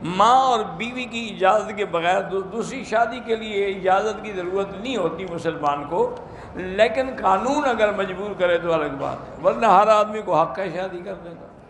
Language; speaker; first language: Urdu; native; Urdu